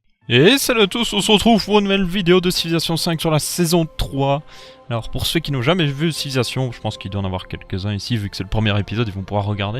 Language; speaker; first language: French; native; French